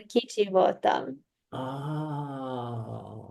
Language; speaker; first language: Hungarian; non-native, learner; English